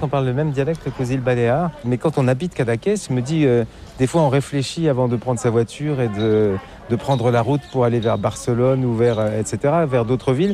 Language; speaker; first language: French; native; French